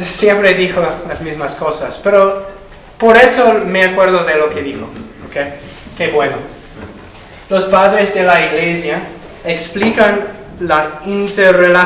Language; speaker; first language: Spanish; non-native, fluent; English